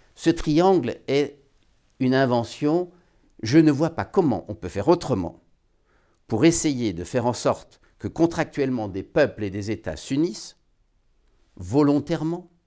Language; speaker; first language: French; native; French